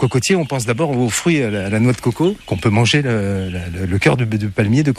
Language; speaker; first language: French; native; French